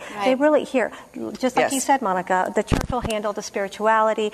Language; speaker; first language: English; non-native, fluent; Spanish